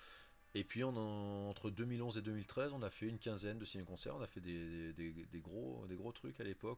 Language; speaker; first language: French; native; French